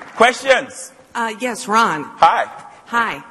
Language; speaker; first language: English; native; English